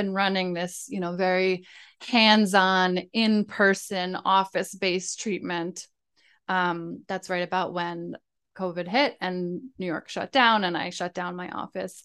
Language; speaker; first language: English; native; English